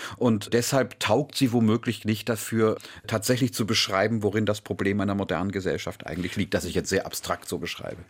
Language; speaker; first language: German; native; German